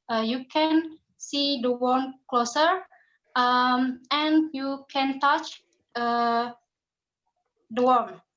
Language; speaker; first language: English; non-native, learner; Indonesian